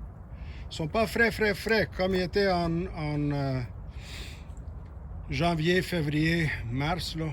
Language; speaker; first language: French; non-native, local second language; English